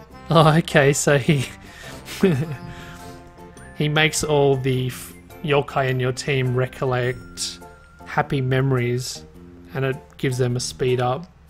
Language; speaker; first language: English; native; English